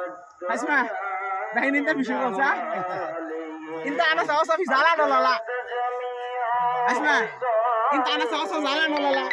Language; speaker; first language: Arabic; non-native, learner; Bangla